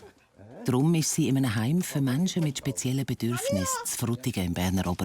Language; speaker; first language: German; native; German